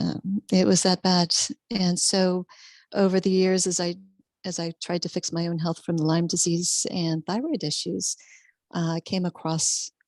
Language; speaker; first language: English; native; English